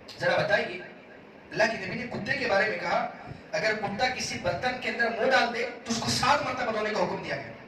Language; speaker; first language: Urdu; native; Urdu